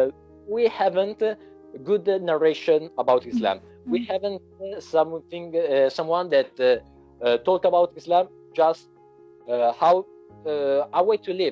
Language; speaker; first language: English; non-native, learner; Italian